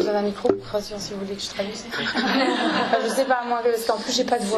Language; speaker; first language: French; native; French